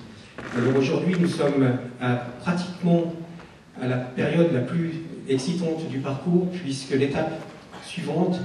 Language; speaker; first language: French; native; French